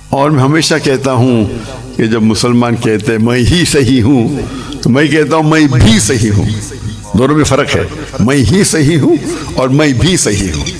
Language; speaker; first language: Urdu; non-native, local second language; Konkani